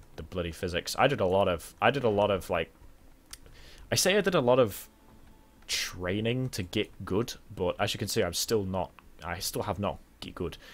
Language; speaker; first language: English; native; English